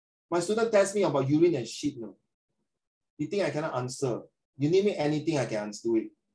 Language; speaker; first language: English; non-native, local second language; Chinese